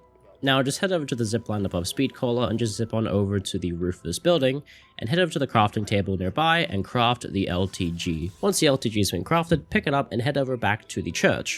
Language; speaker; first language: English; native; English